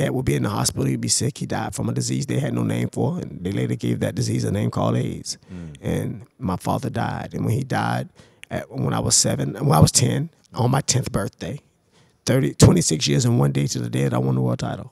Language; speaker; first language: English; native; English